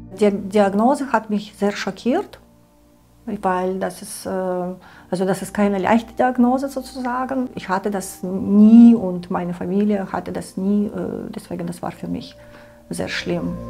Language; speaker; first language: German; non-native, learner; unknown